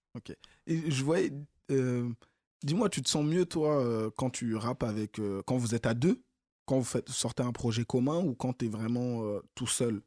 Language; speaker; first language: French; native; French